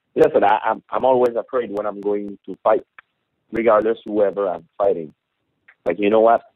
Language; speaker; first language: English; non-native, fluent; French